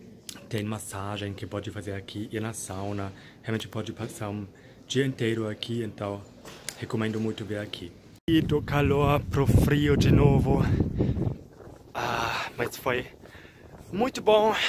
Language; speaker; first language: Portuguese; non-native, fluent; German